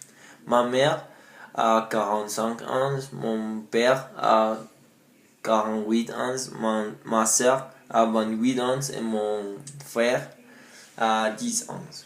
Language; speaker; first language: French; non-native, learner; Spanish